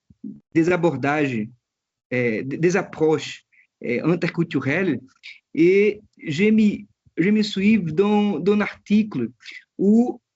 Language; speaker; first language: French; non-native, fluent; Portuguese